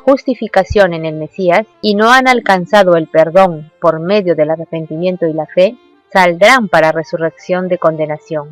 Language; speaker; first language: Spanish; native; Spanish